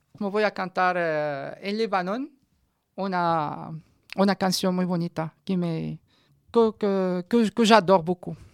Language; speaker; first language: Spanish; non-native, learner; Arabic